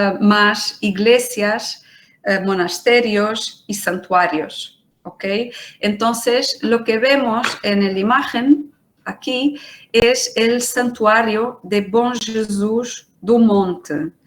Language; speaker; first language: Spanish; non-native, fluent; Portuguese